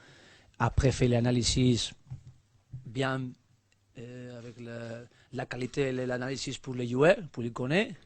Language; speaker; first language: French; non-native, learner; Spanish